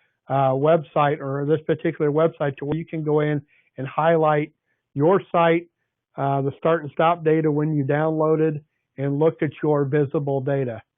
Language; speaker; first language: English; native; English